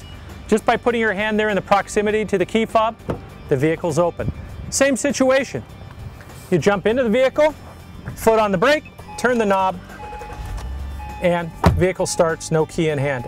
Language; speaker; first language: English; native; English